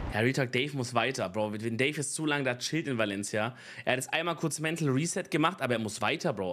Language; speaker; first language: German; native; German